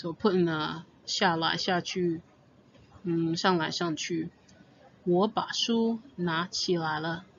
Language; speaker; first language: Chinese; non-native, fluent; English